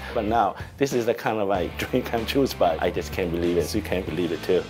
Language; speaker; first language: English; non-native, learner; Chinese